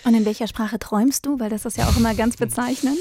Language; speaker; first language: German; native; German